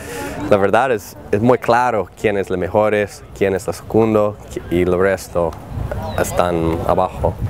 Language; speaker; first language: Spanish; non-native, learner; English